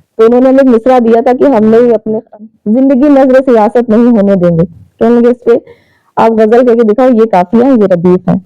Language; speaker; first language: Urdu; native; Urdu